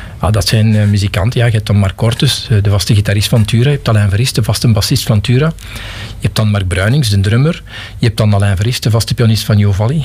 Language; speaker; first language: Dutch; native; Dutch